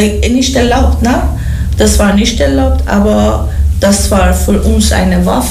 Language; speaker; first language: German; non-native, learner; Persian